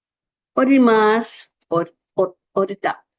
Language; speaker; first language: Japanese; non-native, fluent; Filipino